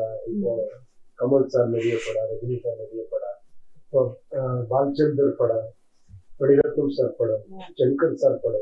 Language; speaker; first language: Tamil; non-native, learner; Kannada